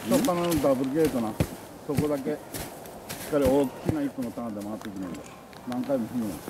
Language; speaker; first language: Japanese; native; Japanese